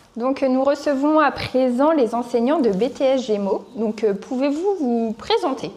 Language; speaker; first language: French; native; French